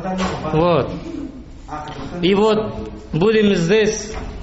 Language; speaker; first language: Russian; early bilingual, other home language; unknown